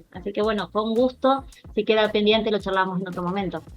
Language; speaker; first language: Spanish; native; Spanish